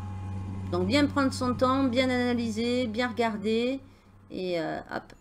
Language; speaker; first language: French; native; French